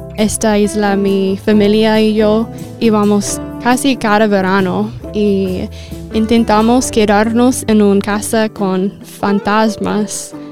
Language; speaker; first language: Spanish; non-native, fluent; English